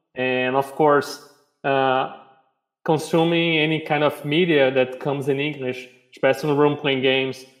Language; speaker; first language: English; non-native, fluent; Portuguese